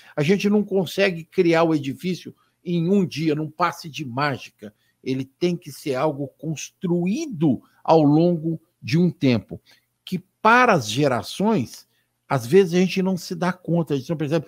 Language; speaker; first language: Portuguese; native; Portuguese